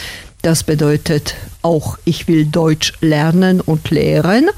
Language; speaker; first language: German; non-native, fluent; Slovak